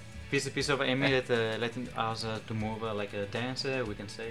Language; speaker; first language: English; non-native, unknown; Italian